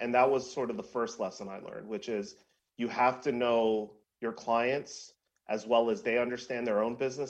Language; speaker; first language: English; native; English